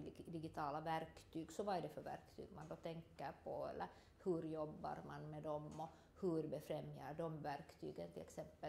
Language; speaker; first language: Swedish; native; Swedish